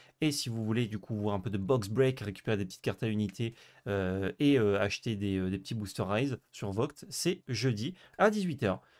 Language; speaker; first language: French; native; French